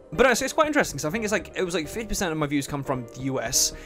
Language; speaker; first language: English; native; English